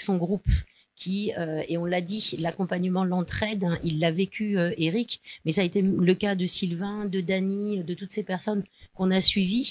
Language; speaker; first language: French; native; French